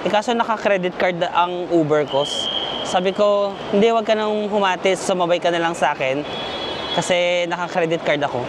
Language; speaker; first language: Filipino; non-native, local second language; Cebuano